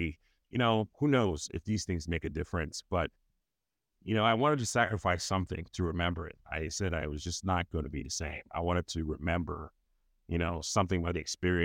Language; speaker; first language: English; non-native, local second language; Yoruba